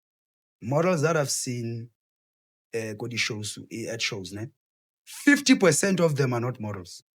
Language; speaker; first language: English; non-native, local second language; Southern Sotho